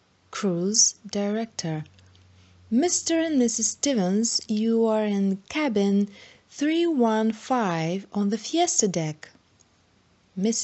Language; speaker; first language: English; non-native, fluent; Bulgarian